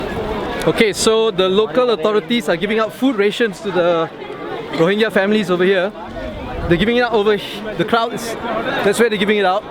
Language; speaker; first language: English; non-native, local second language; Malay